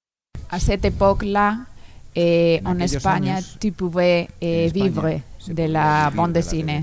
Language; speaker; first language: French; non-native, learner; Spanish